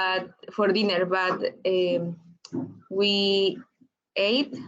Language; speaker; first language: English; non-native, learner; Spanish